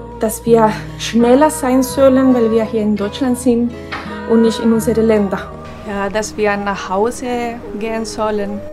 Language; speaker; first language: German; non-native, fluent; Spanish